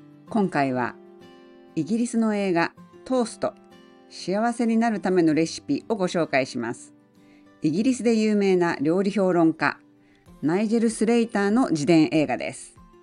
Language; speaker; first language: Japanese; native; Japanese